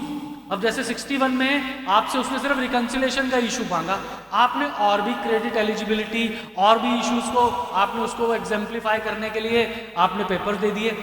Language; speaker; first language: Hindi; native; Hindi